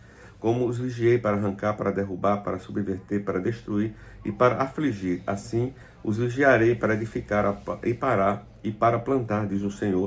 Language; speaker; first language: Portuguese; native; Portuguese